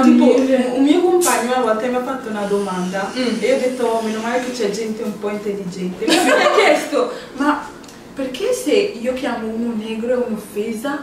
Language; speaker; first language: Italian; early bilingual, other home language; English